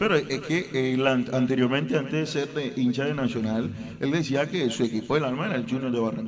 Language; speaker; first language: Spanish; native; Spanish